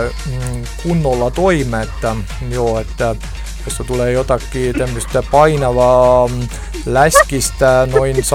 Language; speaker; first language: Finnish; non-native, learner; Estonian